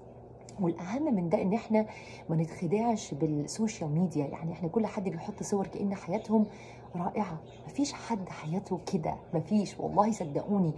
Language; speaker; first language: Arabic; native; Arabic